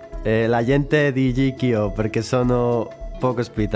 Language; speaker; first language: Italian; non-native, learner; Spanish